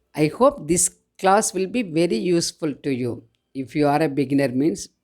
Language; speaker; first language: English; non-native, local second language; Tamil